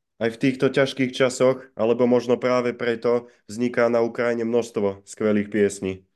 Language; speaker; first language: Slovak; native; Slovak